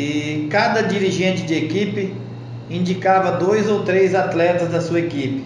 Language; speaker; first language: Portuguese; native; Portuguese